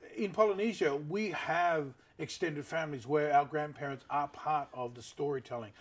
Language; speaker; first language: English; native; English